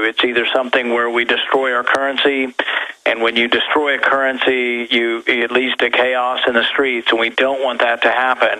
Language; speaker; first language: English; native; English